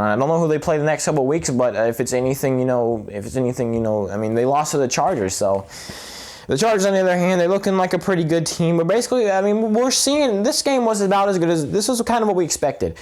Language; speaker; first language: English; native; English